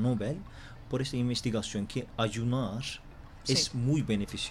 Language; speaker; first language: Spanish; non-native, learner; Turkish